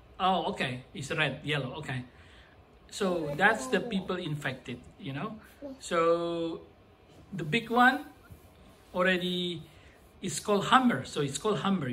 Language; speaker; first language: English; non-native, fluent; Indonesian